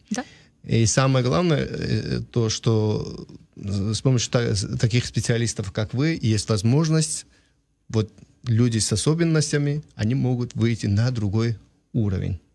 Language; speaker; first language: Russian; non-native, local second language; Georgian